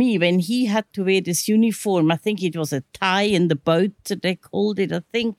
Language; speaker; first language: English; non-native, fluent; Swiss German